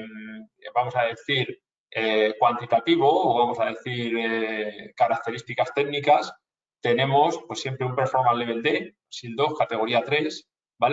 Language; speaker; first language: Spanish; native; Spanish